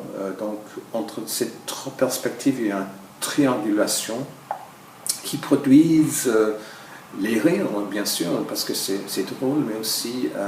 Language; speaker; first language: French; non-native, fluent; English